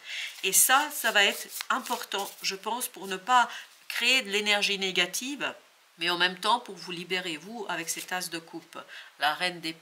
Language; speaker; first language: French; native; French